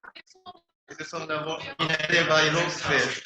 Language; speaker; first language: Swedish; non-native, fluent; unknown